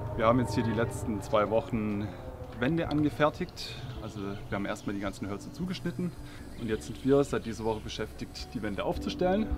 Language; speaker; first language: German; native; German